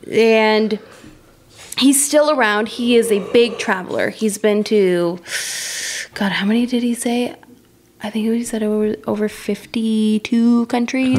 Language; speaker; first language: English; early bilingual, other home language; Spanish